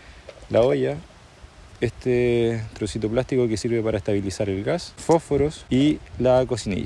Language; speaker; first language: Spanish; native; Spanish